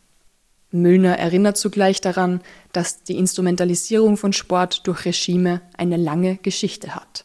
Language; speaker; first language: German; native; German